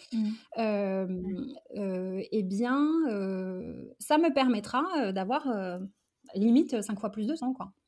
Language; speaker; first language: French; early bilingual, other home language; Arabic